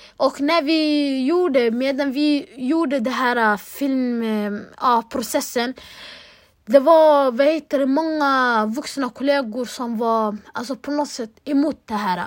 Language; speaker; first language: Swedish; early bilingual, other home language; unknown